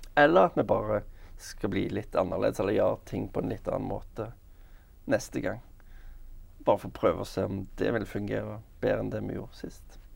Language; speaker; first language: Norwegian; native; Norwegian